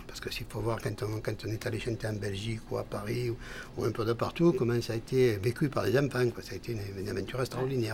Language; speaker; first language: French; native; French